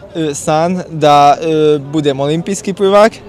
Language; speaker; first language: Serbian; non-native, local second language; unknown